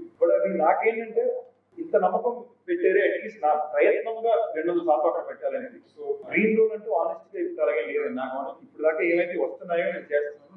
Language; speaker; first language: Telugu; native; Telugu